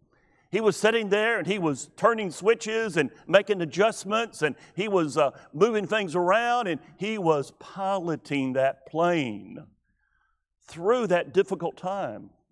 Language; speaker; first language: English; native; English